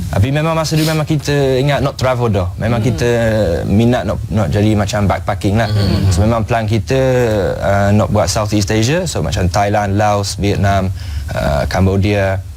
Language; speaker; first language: Malay; non-native, fluent; English